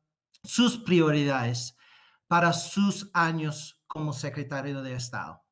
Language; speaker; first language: Spanish; non-native, fluent; English